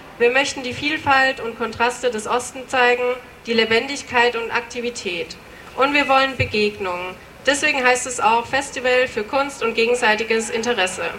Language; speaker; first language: German; native; German